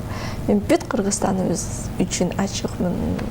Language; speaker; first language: Kyrgyz; non-native, local second language; Russian